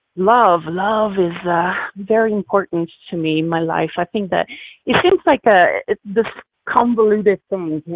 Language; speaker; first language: English; non-native, fluent; Italian